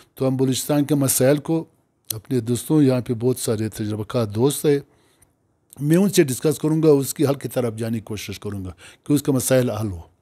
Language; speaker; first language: Urdu; non-native, local second language; Pashto